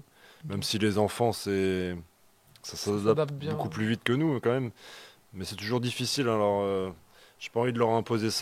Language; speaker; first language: French; native; French